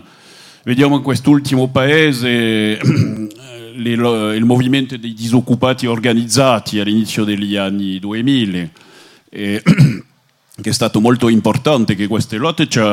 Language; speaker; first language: Italian; non-native, fluent; French